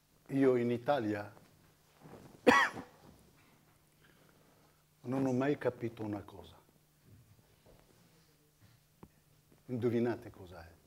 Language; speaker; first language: Italian; non-native, fluent; Arabic